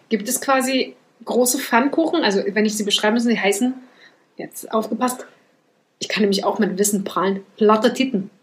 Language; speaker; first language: German; native; German